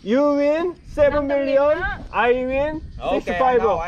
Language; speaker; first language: English; non-native, learner; Korean